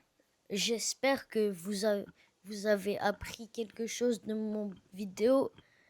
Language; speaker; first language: French; non-native, learner; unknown